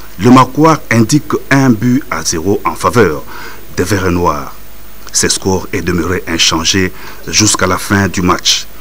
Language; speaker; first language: French; non-native, local second language; Lingala